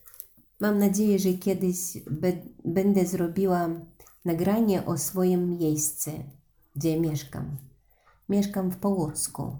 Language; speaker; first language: Polish; non-native, learner; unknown